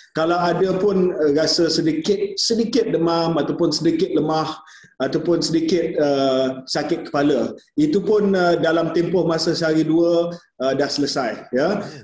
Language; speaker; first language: Malay; native; Malay